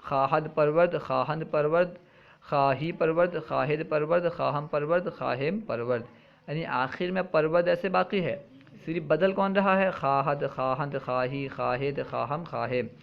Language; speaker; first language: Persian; non-native, fluent; Urdu